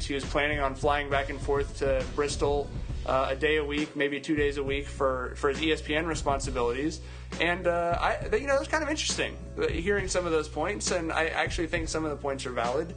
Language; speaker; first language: English; native; English